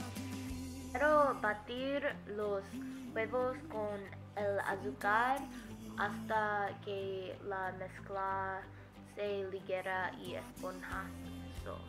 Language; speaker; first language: Spanish; non-native, learner; English